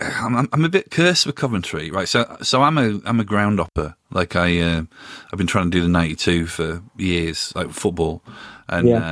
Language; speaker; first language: English; native; English